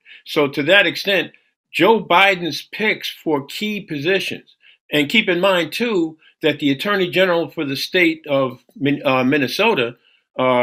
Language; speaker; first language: English; native; English